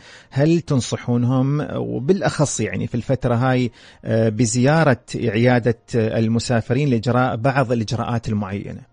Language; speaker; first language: Arabic; native; Arabic